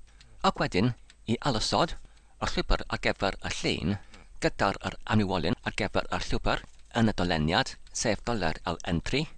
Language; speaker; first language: Welsh; non-native, learner; English